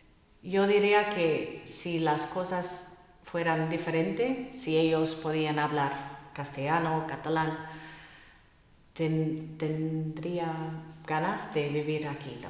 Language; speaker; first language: Spanish; non-native, fluent; English